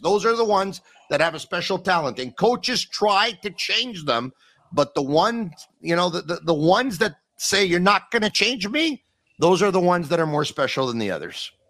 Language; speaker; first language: English; native; English